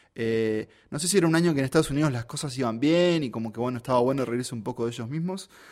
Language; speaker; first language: Spanish; native; Spanish